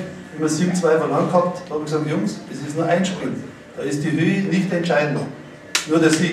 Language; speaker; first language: German; native; German